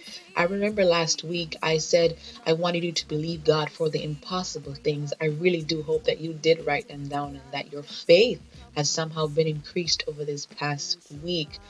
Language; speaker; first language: English; native; English